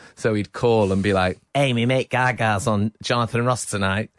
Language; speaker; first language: English; native; English